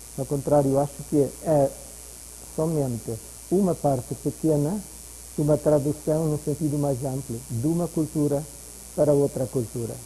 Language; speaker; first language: Portuguese; non-native, fluent; German